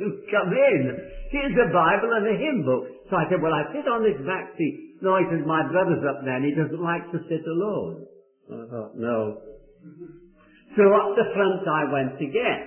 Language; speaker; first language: English; native; English